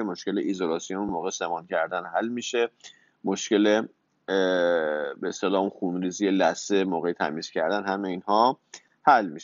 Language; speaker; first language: Persian; native; Persian